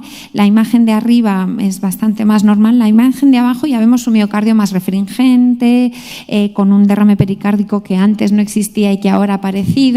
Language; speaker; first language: Spanish; native; Spanish